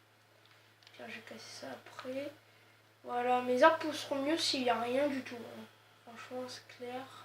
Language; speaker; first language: French; native; French